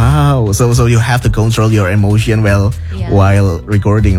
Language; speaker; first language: English; non-native, fluent; Indonesian